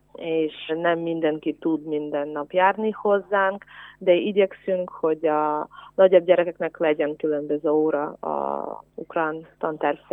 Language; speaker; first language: Hungarian; non-native, fluent; Ukrainian